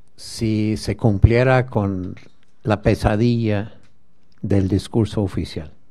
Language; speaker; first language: Spanish; non-native, fluent; English